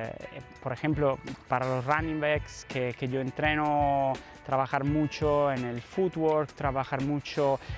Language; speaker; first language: Spanish; non-native, fluent; Italian